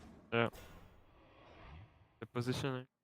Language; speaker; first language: English; non-native, learner; Slovenian